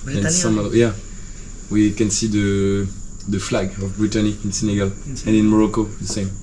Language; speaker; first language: English; non-native, learner; French